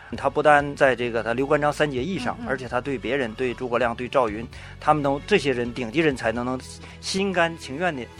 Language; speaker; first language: Chinese; native; Chinese